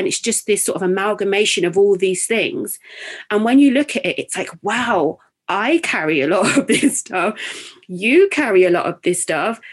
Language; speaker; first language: English; native; English